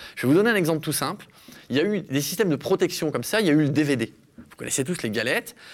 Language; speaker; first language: French; native; French